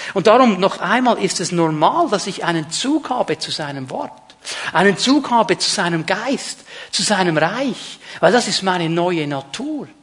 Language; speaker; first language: German; native; German